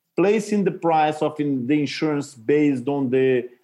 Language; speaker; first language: English; non-native, fluent; Portuguese